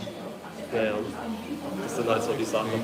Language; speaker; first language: German; native; German